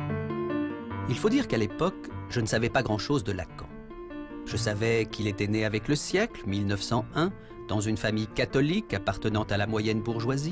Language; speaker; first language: French; native; French